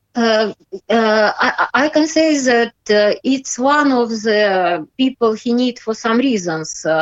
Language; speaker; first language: English; non-native, learner; Russian